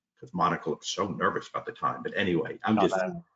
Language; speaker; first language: English; native; English